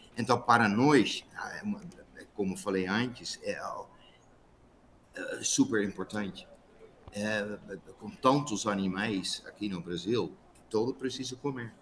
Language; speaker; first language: Portuguese; non-native, fluent; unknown